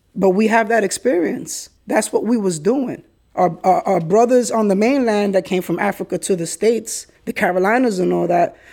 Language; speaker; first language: English; early bilingual, other home language; Spanish